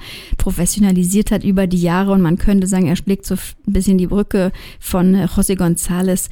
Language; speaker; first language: German; native; German